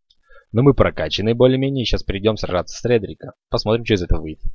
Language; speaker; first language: Russian; native; Russian